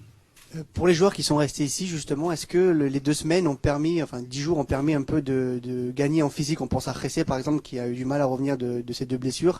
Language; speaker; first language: French; native; French